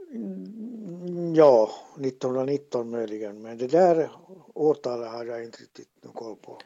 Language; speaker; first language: Swedish; native; Swedish